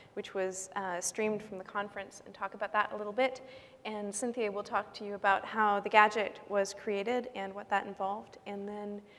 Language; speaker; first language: English; native; English